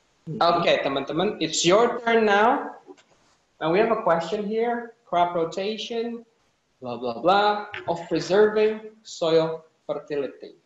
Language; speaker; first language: English; non-native, fluent; Indonesian